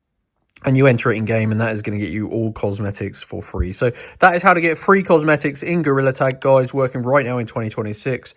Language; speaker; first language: English; native; English